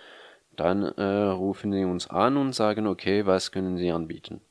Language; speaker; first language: German; non-native, fluent; French